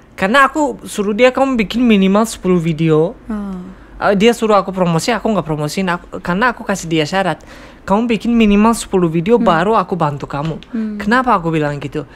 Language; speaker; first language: Indonesian; non-native, fluent; Tajik